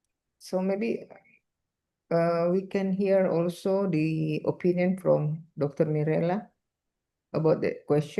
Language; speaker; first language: English; non-native, fluent; Indonesian